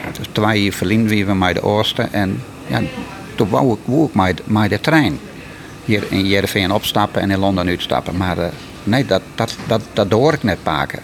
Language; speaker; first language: Dutch; non-native, local second language; Western Frisian